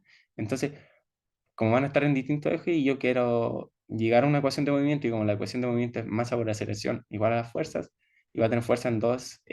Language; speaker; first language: Spanish; native; Spanish